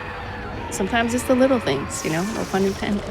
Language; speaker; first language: English; native; English